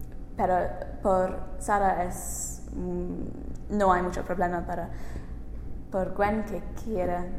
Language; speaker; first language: Spanish; non-native, learner; English